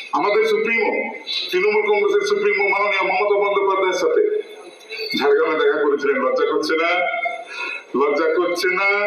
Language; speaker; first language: Bangla; non-native, local second language; Santali